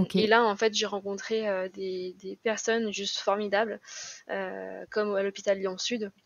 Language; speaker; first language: French; native; French